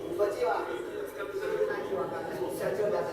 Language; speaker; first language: Japanese; non-native, fluent; Chinese